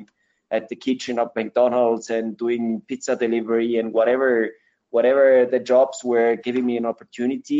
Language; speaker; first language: English; non-native, fluent; Spanish